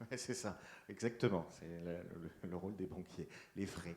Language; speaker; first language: French; native; French